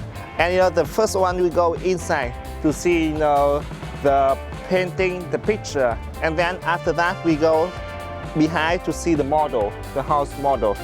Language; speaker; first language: English; non-native, fluent; Vietnamese